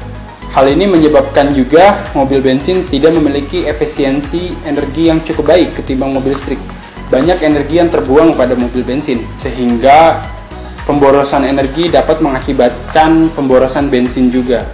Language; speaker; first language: Indonesian; native; Indonesian